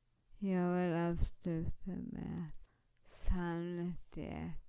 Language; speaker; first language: Swedish; non-native, fluent; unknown